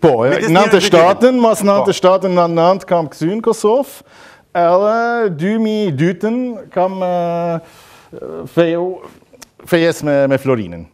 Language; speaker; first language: Albanian; non-native, learner; German